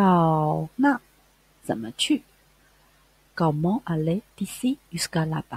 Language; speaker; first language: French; non-native, fluent; Chinese